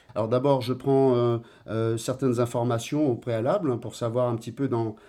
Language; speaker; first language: French; native; French